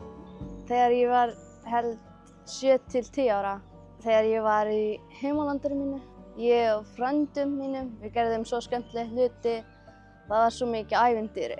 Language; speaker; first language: Icelandic; non-native, learner; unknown